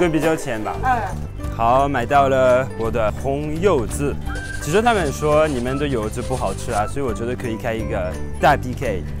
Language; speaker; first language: Chinese; non-native, fluent; French